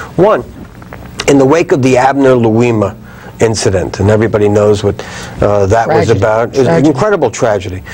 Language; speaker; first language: English; native; English